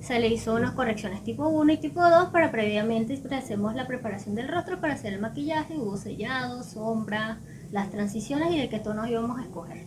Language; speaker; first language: Spanish; native; Spanish